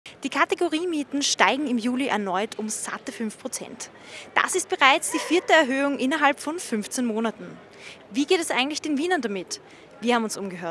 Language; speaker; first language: German; native; German